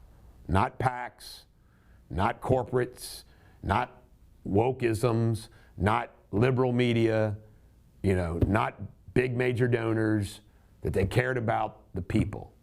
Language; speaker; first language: English; native; English